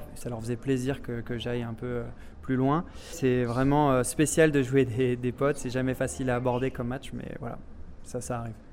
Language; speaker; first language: French; native; French